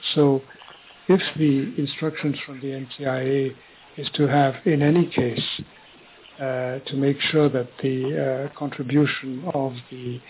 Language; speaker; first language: English; non-native, fluent; French